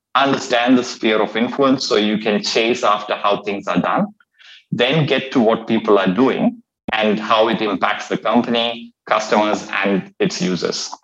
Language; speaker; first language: English; non-native, local second language; Malayalam